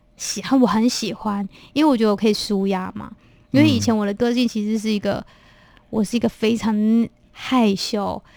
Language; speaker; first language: Chinese; non-native, local second language; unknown